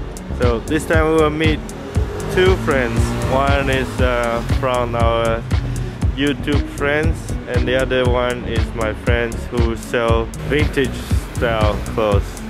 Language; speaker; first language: English; non-native, local second language; Chinese